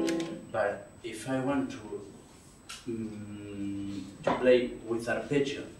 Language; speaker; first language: English; non-native, learner; Spanish